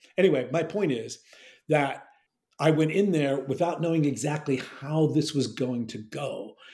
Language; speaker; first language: English; native; English